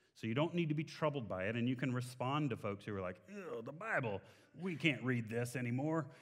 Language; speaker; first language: English; native; English